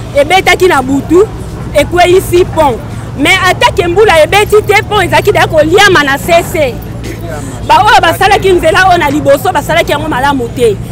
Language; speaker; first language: Lingala; native; Lingala